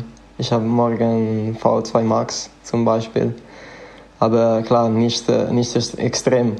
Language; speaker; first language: German; non-native, fluent; Italian